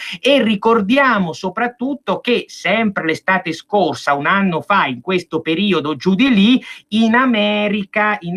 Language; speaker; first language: Italian; native; Italian